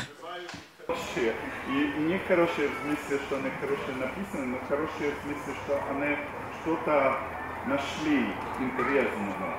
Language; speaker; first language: Russian; non-native, fluent; Swedish